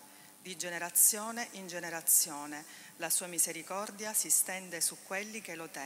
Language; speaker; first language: Italian; native; Italian